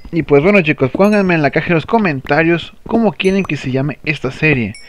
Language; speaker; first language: Spanish; native; Spanish